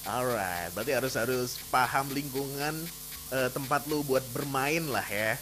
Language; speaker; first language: Indonesian; native; Indonesian